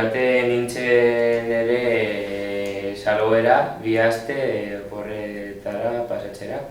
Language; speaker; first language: Basque; non-native, local second language; Spanish